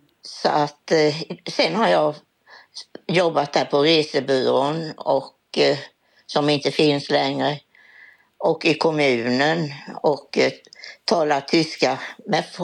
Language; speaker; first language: Swedish; native; Swedish